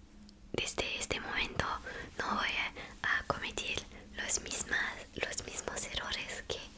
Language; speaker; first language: Spanish; non-native, fluent; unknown